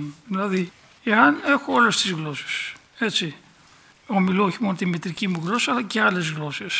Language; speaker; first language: Greek; native; Greek